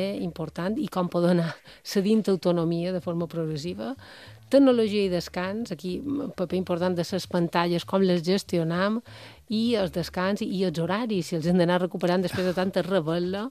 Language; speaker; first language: Catalan; native; Catalan